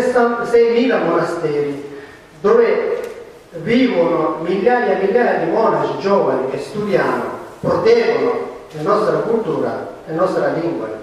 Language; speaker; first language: Italian; non-native, learner; Tibetan